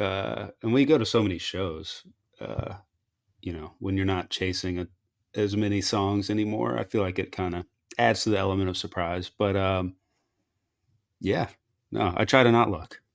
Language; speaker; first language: English; native; English